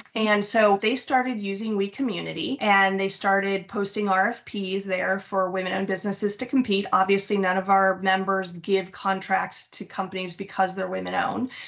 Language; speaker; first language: English; native; English